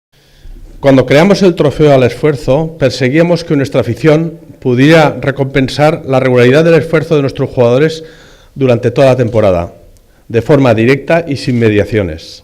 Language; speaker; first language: Spanish; native; Spanish